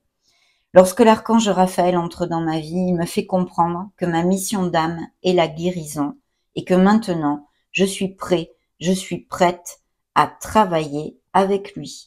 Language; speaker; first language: French; native; French